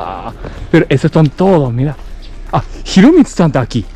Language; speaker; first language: Spanish; non-native, learner; Japanese